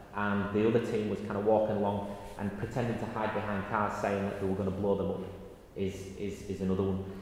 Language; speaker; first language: English; native; English